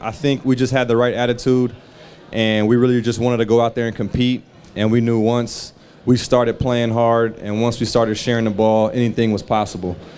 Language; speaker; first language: English; native; English